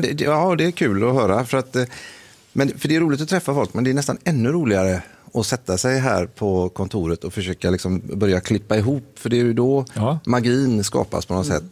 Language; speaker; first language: Swedish; native; Swedish